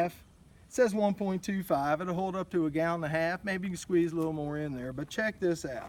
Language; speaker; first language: English; native; English